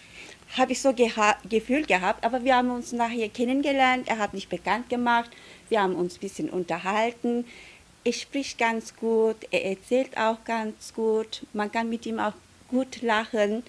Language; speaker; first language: German; non-native, fluent; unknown